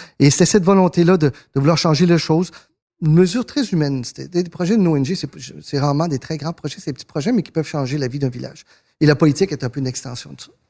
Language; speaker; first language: French; early bilingual, other home language; Spanish